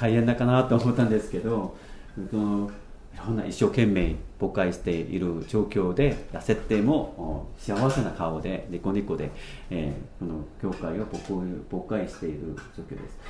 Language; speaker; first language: Japanese; non-native, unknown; Korean